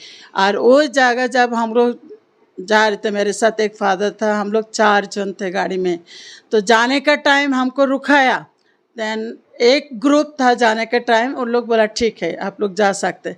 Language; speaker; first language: Hindi; non-native, local second language; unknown